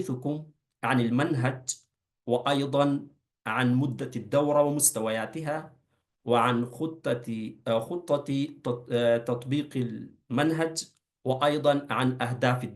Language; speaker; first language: Arabic; non-native, fluent; Urdu